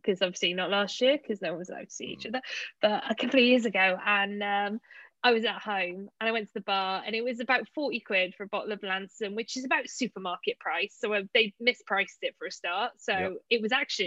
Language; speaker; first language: English; native; English